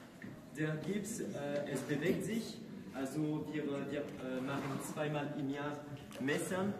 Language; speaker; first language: German; non-native, learner; French